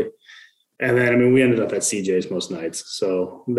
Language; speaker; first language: English; native; English